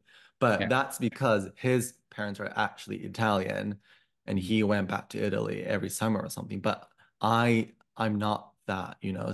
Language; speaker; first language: English; non-native, fluent; Japanese